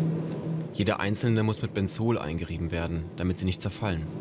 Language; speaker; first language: German; native; German